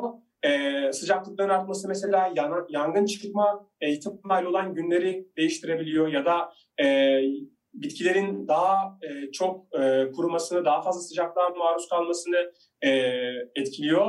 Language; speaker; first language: Turkish; native; Turkish